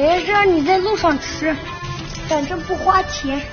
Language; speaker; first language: Chinese; non-native, local second language; Uyghur